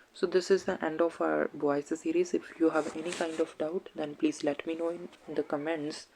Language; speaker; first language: English; non-native, local second language; Punjabi